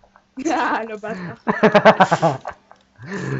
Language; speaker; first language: French; native; French